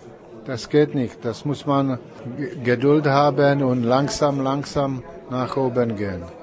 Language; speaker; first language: German; non-native, learner; Czech